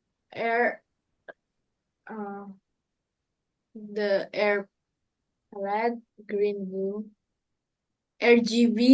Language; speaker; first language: English; non-native, learner; Indonesian